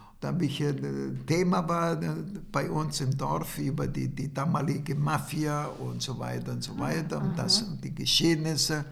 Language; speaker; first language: German; non-native, fluent; Italian